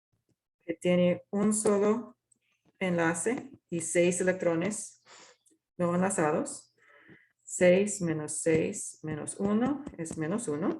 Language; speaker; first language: Spanish; non-native, fluent; English